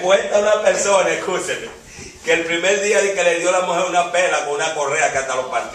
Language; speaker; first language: Spanish; native; Spanish